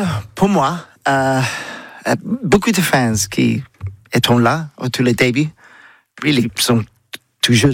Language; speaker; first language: French; non-native, learner; English